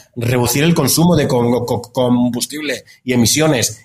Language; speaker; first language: Spanish; native; Spanish